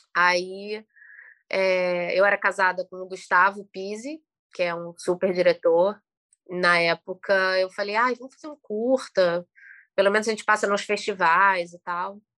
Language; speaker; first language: Portuguese; native; Portuguese